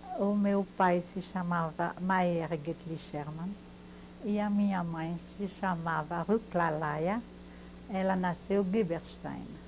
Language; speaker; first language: Portuguese; non-native, fluent; French